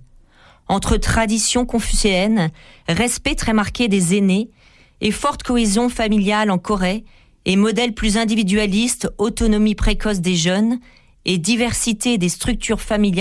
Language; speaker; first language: French; native; French